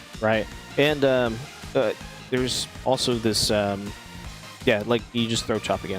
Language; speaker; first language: English; native; English